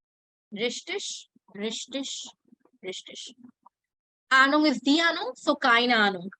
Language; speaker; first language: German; non-native, learner; Hindi